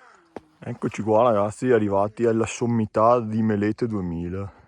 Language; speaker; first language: Italian; native; Italian